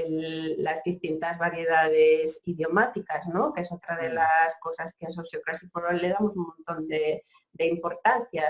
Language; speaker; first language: Spanish; native; Spanish